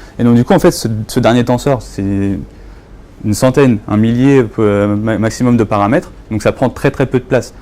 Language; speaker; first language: French; native; French